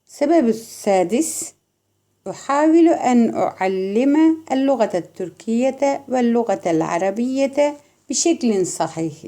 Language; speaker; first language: Arabic; non-native, fluent; Turkish